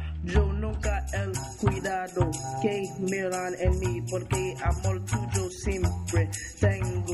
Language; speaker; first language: Spanish; non-native, learner; English